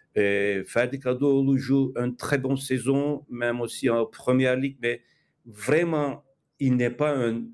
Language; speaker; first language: French; non-native, fluent; Turkish